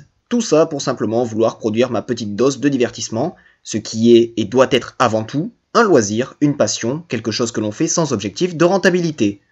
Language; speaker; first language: French; native; French